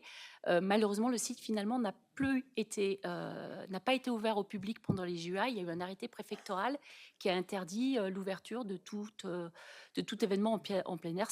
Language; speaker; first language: French; native; French